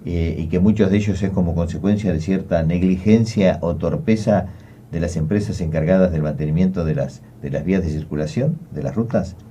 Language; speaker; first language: Spanish; native; Spanish